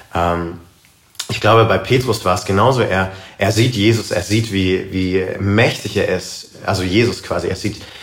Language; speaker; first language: German; native; German